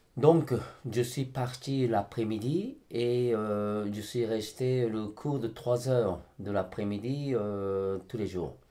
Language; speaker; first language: French; non-native, fluent; Japanese